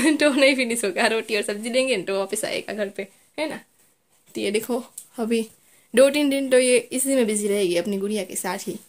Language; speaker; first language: Hindi; non-native, local second language; Gujarati